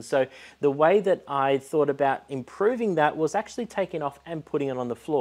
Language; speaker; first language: English; native; English